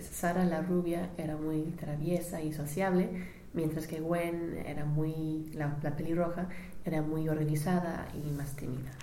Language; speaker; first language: Spanish; non-native, learner; English